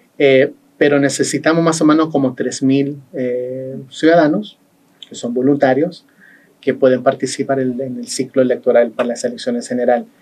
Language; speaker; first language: Spanish; early bilingual, heritage; Spanish